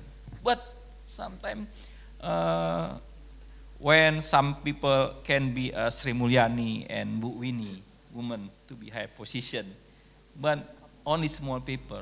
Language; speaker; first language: English; non-native, local second language; Indonesian